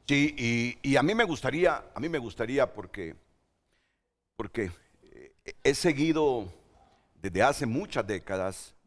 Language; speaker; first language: Spanish; native; Spanish